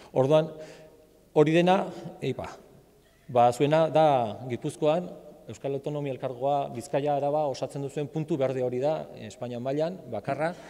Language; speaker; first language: Basque; native; Basque